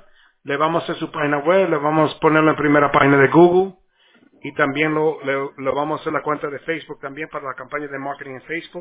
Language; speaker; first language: Spanish; early bilingual, heritage; Spanish